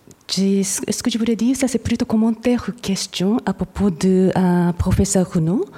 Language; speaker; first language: French; non-native, fluent; Japanese